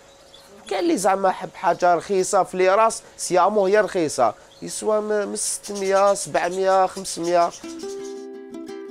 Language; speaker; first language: Arabic; native; Arabic